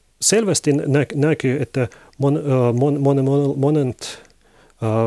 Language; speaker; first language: Finnish; non-native, learner; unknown